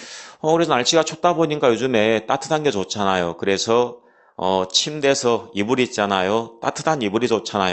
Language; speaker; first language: Korean; native; Korean